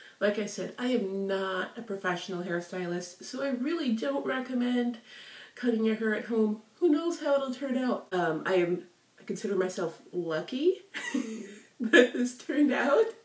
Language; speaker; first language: English; native; English